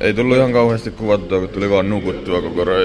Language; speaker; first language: Finnish; native; Finnish